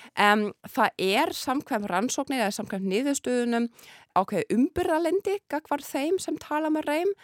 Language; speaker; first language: Icelandic; non-native, fluent; German